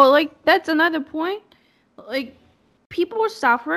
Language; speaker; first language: English; non-native, fluent; Japanese